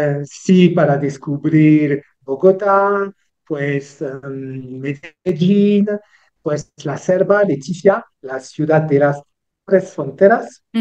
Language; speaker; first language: Spanish; non-native, learner; French